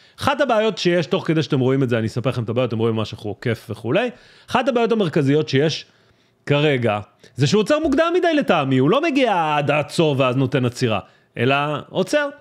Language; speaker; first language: Hebrew; native; Hebrew